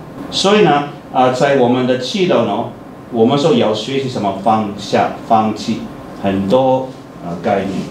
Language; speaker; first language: Chinese; non-native, fluent; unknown